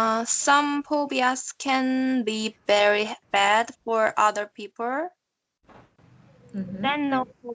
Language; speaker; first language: English; non-native, learner; Korean